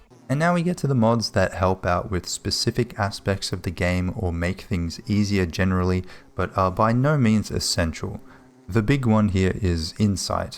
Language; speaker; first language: English; native; English